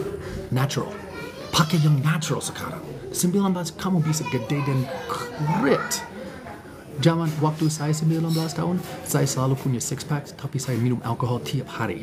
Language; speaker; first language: Indonesian; non-native, learner; English